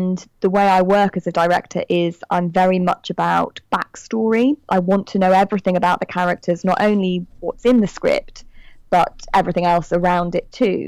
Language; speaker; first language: English; native; English